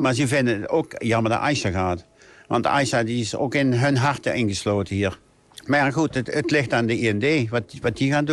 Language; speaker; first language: Dutch; native; Dutch